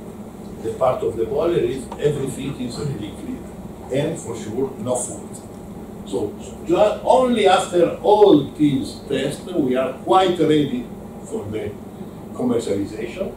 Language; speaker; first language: English; non-native, learner; Italian